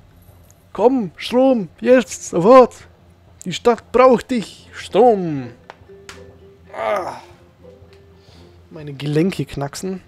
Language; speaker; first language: German; native; German